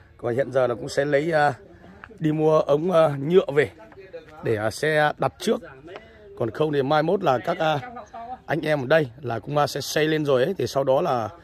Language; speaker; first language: Vietnamese; non-native, local second language; Hmong